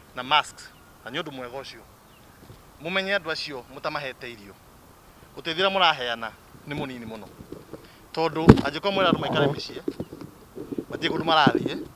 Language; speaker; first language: Kikuyu; native; Kikuyu